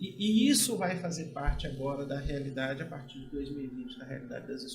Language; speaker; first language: Portuguese; native; Portuguese